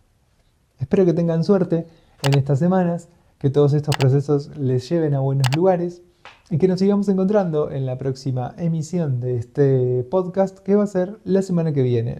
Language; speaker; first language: Spanish; native; Spanish